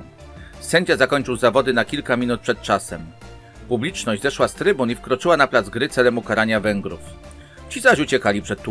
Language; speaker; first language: Polish; native; Polish